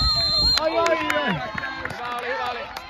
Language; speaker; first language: Finnish; native; Finnish